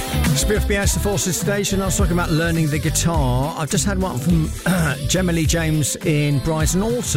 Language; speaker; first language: English; native; English